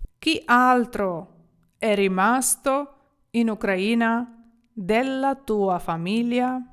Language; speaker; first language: Italian; non-native, fluent; Ukrainian